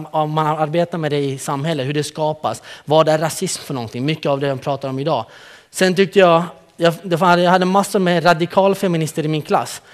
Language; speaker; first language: Swedish; early bilingual, other home language; Central Kurdish